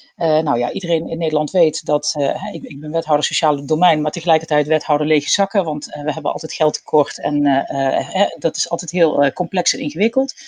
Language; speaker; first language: Dutch; native; Dutch